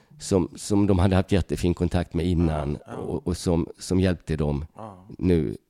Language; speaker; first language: Swedish; early bilingual, other home language; Hungarian